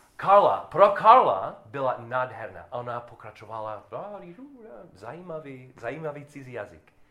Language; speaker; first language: Czech; non-native, learner; English